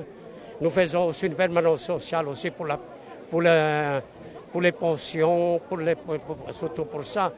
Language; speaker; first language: French; non-native, fluent; Italian